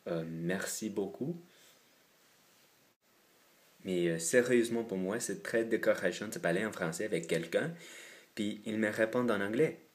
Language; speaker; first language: French; non-native, fluent; English